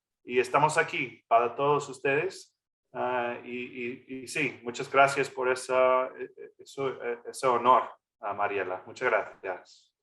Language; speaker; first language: Spanish; non-native, fluent; English